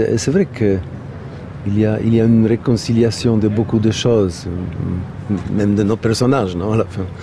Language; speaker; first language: French; non-native, fluent; Polish